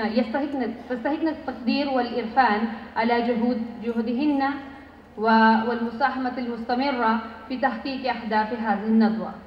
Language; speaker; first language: Arabic; non-native, fluent; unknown